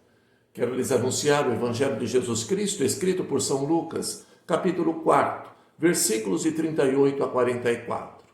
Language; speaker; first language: Portuguese; native; Portuguese